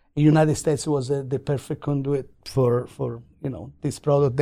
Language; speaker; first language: English; non-native, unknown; Italian